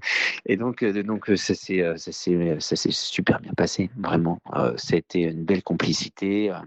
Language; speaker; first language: French; native; French